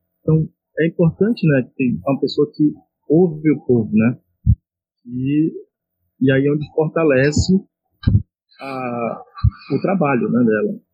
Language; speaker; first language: Portuguese; non-native, local second language; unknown